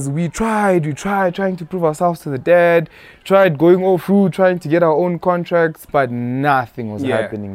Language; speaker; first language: English; non-native, local second language; Tsonga